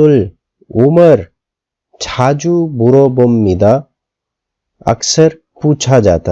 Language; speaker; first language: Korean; non-native, fluent; Urdu